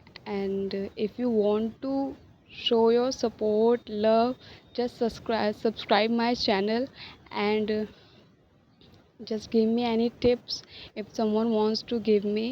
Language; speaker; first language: English; non-native, learner; Hindi